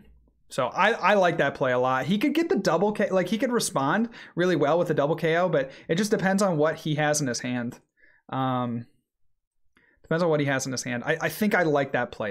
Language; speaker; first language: English; native; English